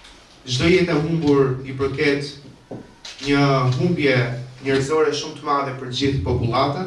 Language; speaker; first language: Albanian; native; Albanian